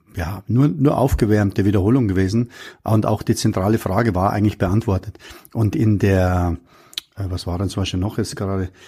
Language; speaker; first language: German; native; German